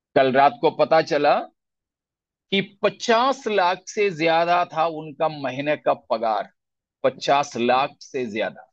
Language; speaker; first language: Hindi; non-native, local second language; Malayalam